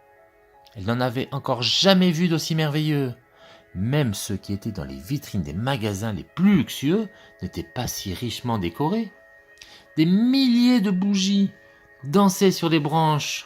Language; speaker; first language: French; native; French